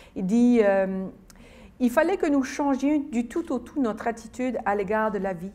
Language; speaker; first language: French; native; French